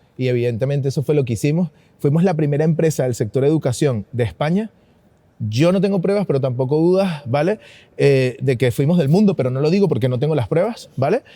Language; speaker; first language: Spanish; native; Spanish